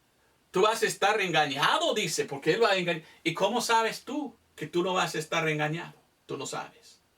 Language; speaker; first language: Spanish; non-native, fluent; English